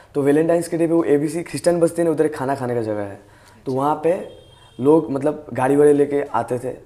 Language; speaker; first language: Hindi; native; Hindi